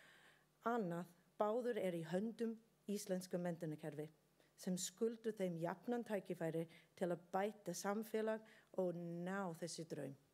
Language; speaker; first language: Icelandic; non-native, learner; English